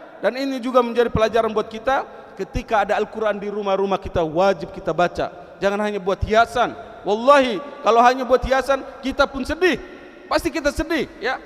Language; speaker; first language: Indonesian; non-native, local second language; Tetum